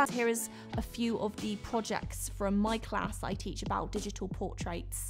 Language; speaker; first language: English; native; English